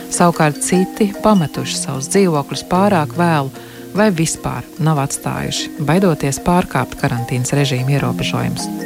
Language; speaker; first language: Latvian; native; Latvian